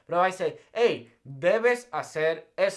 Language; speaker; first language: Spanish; non-native, fluent; English